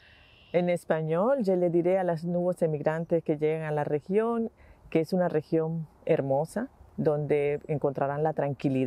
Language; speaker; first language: French; non-native, learner; Spanish